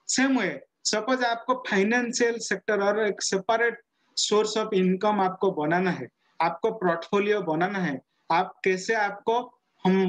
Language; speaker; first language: Hindi; non-native, local second language; Odia